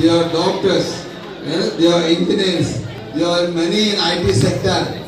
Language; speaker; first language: English; non-native, local second language; Telugu